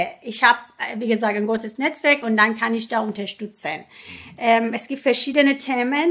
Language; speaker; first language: German; non-native, fluent; Persian